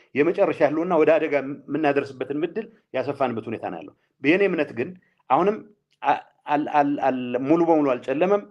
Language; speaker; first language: Amharic; non-native, local second language; Tigrinya